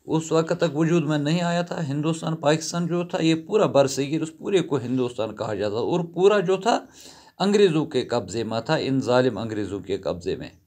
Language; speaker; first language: Urdu; non-native, local second language; Kashmiri